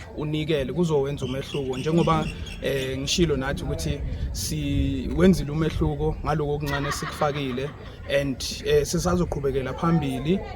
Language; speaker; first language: Zulu; native; Zulu